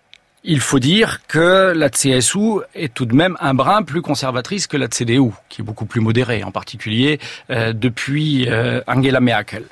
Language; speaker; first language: French; native; French